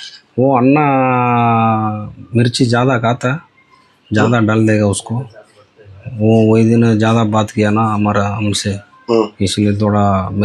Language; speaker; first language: Hindi; non-native, local second language; Tamil